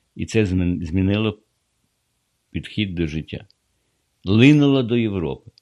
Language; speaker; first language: Ukrainian; non-native, local second language; Russian